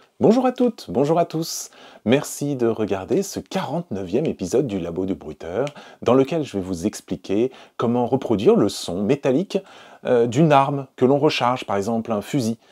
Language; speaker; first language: French; native; French